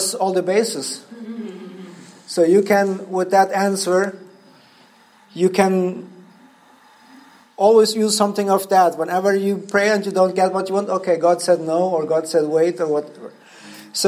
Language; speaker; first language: English; non-native, fluent; Spanish